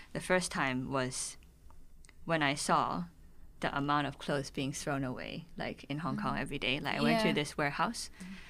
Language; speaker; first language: English; non-native, local second language; Cantonese